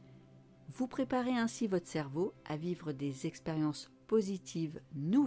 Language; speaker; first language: French; native; French